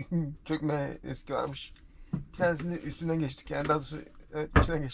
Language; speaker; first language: Turkish; native; Turkish